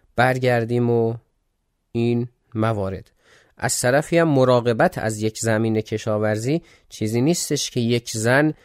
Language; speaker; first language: Persian; non-native, local second language; Azerbaijani